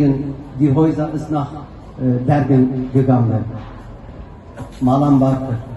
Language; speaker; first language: German; non-native, learner; Kurdish